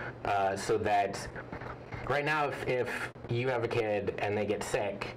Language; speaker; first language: English; native; English